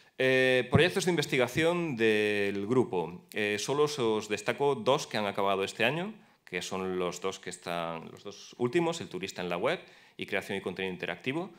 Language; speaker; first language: Spanish; native; Spanish